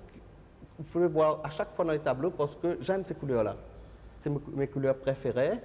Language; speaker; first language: French; non-native, local second language; Morisyen